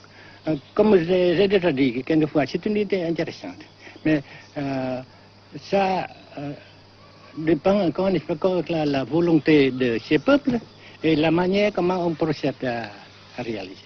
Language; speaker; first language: French; non-native, local second language; Vietnamese